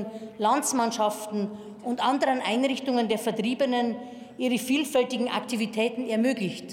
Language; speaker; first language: German; native; German